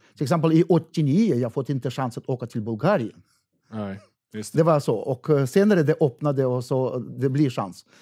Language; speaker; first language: Swedish; non-native, fluent; Russian